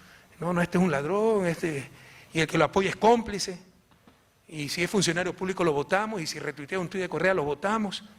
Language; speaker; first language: Spanish; native; Spanish